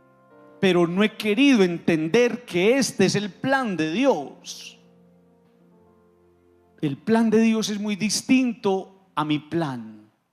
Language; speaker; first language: Spanish; native; Spanish